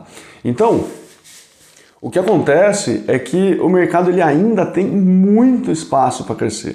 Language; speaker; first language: Portuguese; native; Portuguese